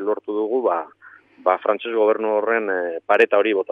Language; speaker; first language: Basque; native; Basque